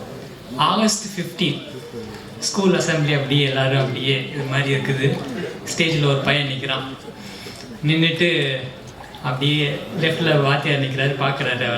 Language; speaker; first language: Tamil; native; Tamil